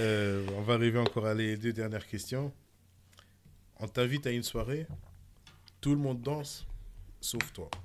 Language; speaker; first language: French; native; French